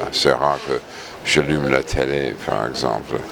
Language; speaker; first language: French; non-native, fluent; English